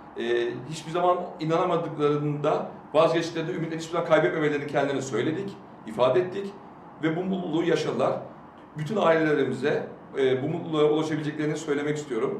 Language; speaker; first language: Turkish; native; Turkish